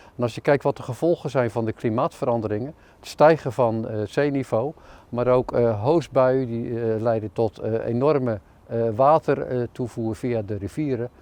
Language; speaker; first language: Dutch; native; Dutch